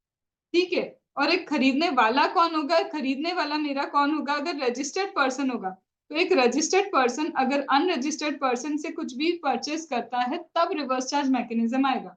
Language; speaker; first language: Hindi; native; Hindi